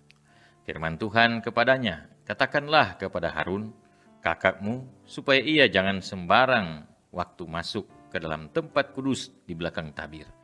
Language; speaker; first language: Indonesian; native; Indonesian